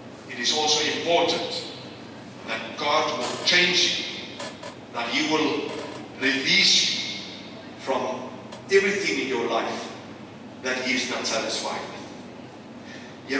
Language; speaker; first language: English; non-native, local second language; Afrikaans